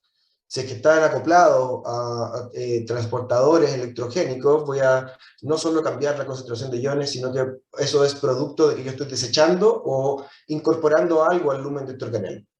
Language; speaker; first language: Spanish; native; Spanish